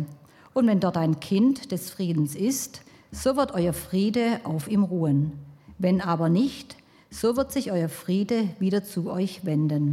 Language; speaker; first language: German; native; German